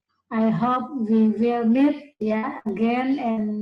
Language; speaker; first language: English; non-native, learner; Indonesian